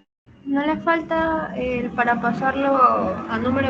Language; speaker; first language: Spanish; native; Spanish